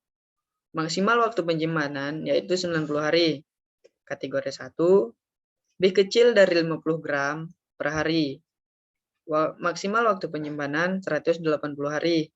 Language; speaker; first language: Indonesian; native; Indonesian